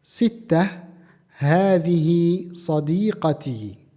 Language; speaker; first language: Arabic; non-native, fluent; Indonesian